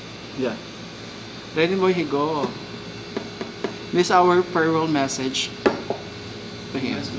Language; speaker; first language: English; non-native, local second language; Filipino